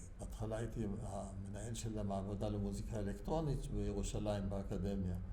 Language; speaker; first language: Hebrew; early bilingual, other home language; German